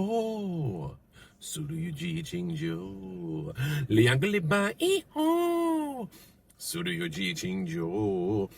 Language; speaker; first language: Chinese; non-native, learner; English